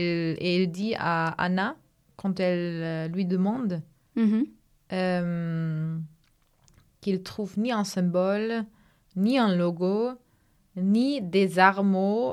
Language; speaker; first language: French; non-native, fluent; German